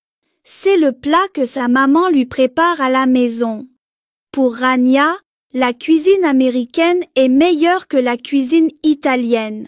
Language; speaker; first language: French; non-native, local second language; Arabic